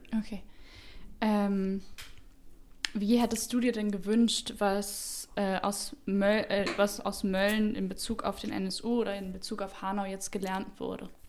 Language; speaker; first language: German; native; German